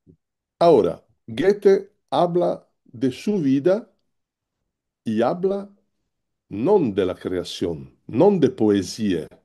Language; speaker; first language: Spanish; non-native, learner; Italian